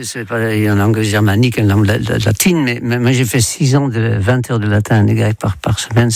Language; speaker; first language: French; non-native, fluent; Dutch